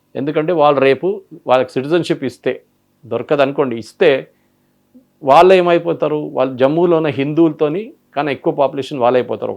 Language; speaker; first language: Telugu; non-native, local second language; Malayalam